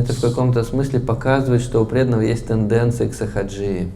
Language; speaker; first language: Russian; native; Russian